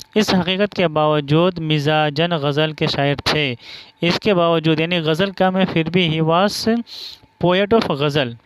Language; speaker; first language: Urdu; non-native, local second language; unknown